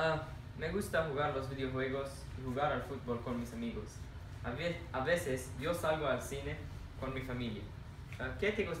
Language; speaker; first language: Spanish; non-native, learner; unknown